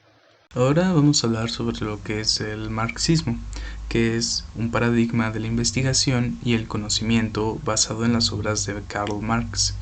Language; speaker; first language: Spanish; native; Spanish